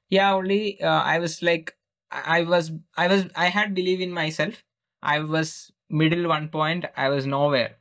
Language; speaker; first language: English; non-native, local second language; Malayalam